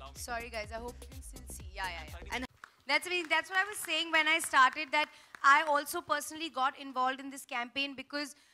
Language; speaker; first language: English; non-native, local second language; Hindi